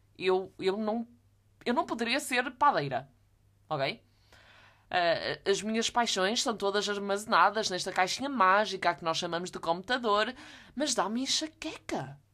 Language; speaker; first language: Portuguese; native; Portuguese